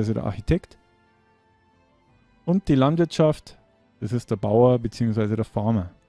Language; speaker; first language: German; native; German